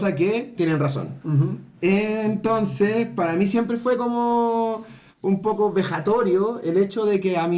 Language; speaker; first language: Spanish; native; Spanish